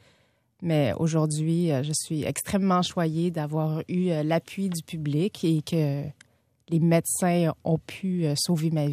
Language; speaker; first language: French; early bilingual, other home language; Vietnamese